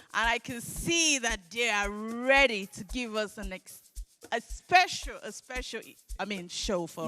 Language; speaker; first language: English; non-native, local second language; Igbo